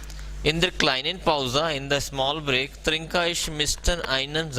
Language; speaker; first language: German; non-native, learner; Hindi